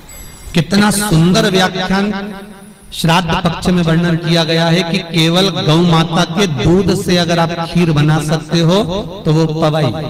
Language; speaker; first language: Hindi; native; Hindi